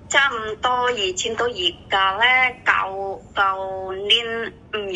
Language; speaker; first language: Cantonese; non-native, learner; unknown